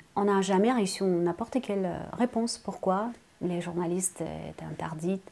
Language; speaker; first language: French; non-native, fluent; Russian